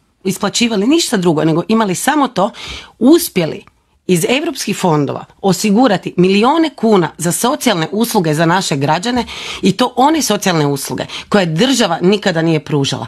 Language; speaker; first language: Croatian; native; Croatian